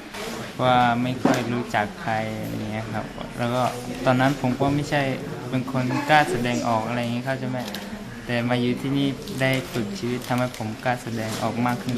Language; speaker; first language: Thai; non-native, local second language; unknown